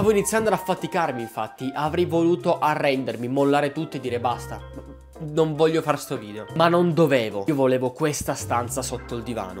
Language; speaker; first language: Italian; native; Italian